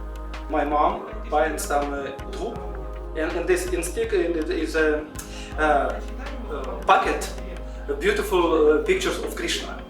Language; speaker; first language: English; non-native, learner; Russian